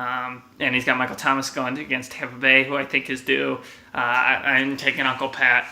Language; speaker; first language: English; native; English